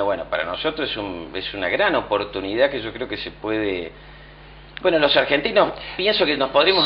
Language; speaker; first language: Spanish; native; Spanish